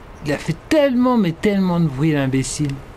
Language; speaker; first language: French; native; French